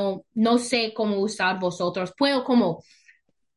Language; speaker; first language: Spanish; non-native, learner; English